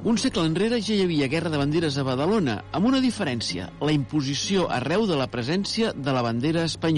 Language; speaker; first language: Catalan; native; Catalan